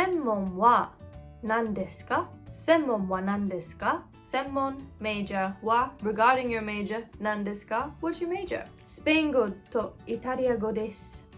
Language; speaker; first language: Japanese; non-native, fluent; English